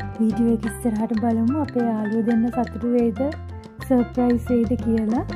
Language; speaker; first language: Sinhala; native; Sinhala